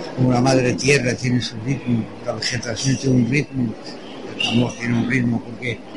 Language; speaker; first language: Spanish; non-native, fluent; French